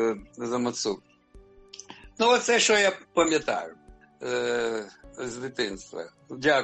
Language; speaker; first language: Ukrainian; non-native, local second language; Russian